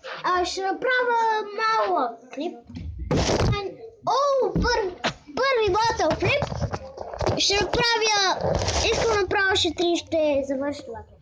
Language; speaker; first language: Bulgarian; native; Bulgarian